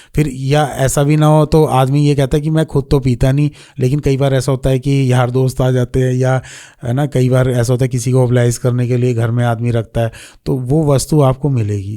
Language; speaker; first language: Hindi; native; Hindi